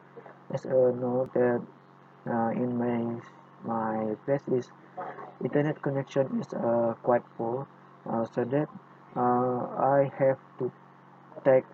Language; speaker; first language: English; non-native, local second language; Malay